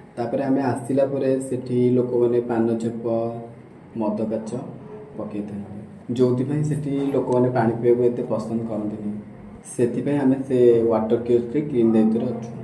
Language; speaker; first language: Odia; native; Odia